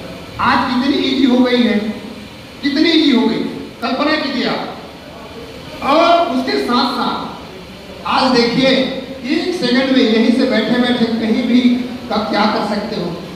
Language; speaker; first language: Hindi; native; Hindi